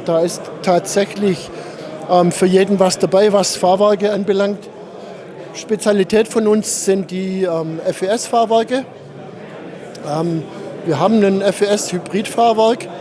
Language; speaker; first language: German; native; German